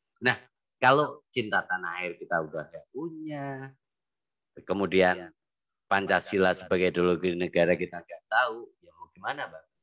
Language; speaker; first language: Indonesian; native; Indonesian